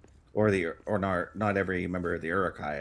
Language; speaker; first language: English; native; English